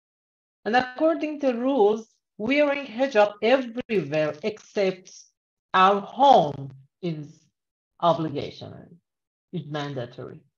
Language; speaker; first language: English; non-native, learner; Persian